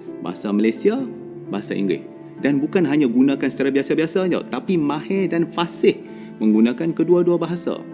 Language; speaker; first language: Malay; native; Malay